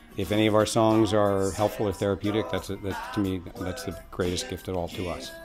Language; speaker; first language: English; native; English